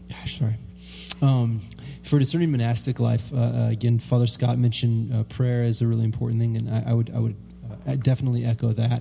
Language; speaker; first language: English; native; English